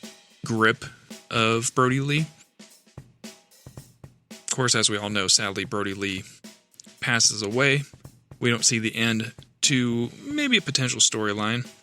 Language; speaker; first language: English; native; English